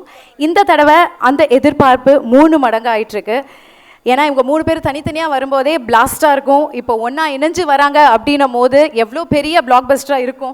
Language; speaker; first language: Tamil; native; Tamil